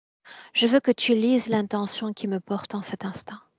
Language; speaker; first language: French; native; French